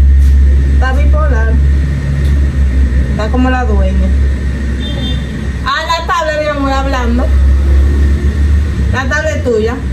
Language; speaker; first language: Spanish; native; Spanish